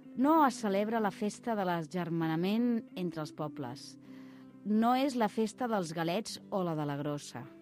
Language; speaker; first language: Catalan; native; Catalan